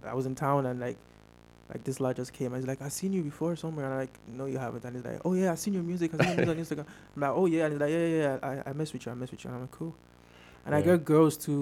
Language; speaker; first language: English; non-native, local second language; Yoruba